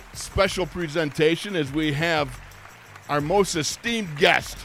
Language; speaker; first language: English; native; English